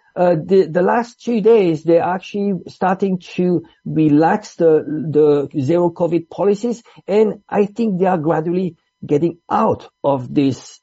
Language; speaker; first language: English; non-native, fluent; Italian